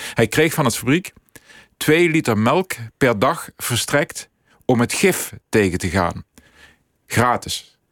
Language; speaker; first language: Dutch; native; Dutch